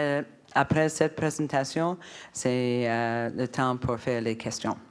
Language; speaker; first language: French; non-native, learner; English